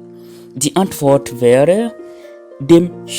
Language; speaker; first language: German; non-native, fluent; French